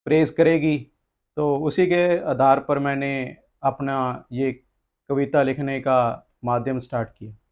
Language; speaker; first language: Hindi; non-native, local second language; Punjabi